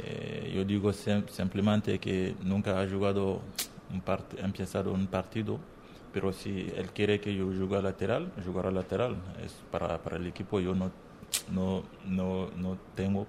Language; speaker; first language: Spanish; non-native, learner; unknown